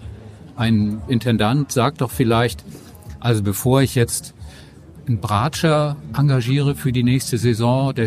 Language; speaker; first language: German; native; German